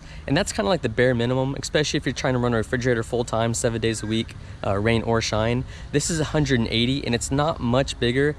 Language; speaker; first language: English; native; English